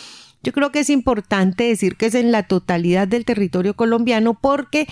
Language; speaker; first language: Spanish; native; Spanish